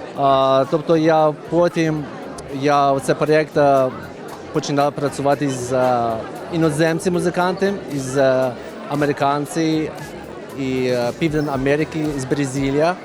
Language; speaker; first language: Ukrainian; non-native, learner; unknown